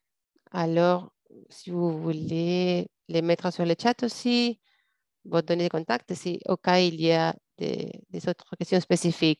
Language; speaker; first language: French; non-native, fluent; English